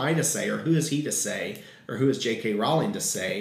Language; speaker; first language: English; native; English